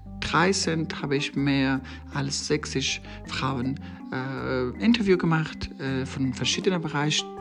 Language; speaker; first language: German; non-native, learner; Persian